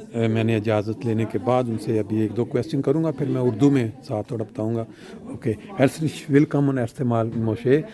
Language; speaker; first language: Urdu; non-native, local second language; Punjabi